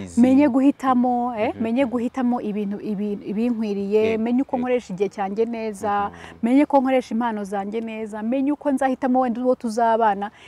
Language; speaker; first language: Kinyarwanda; early bilingual, heritage; Kinyarwanda